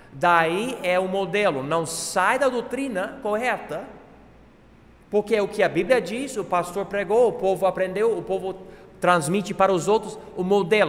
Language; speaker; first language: Portuguese; non-native, fluent; English